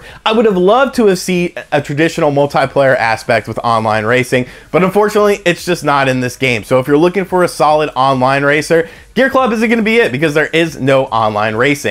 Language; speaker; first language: English; native; English